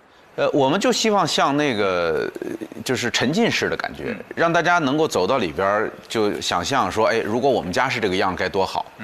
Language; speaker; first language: Chinese; native; Chinese